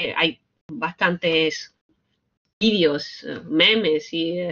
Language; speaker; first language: Spanish; native; Spanish